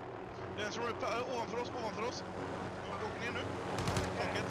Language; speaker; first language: Swedish; native; Swedish